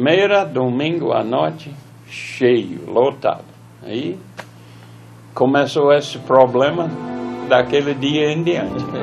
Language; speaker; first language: Portuguese; non-native, fluent; English